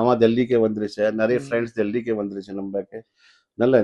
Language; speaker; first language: Tamil; non-native, fluent; Hindi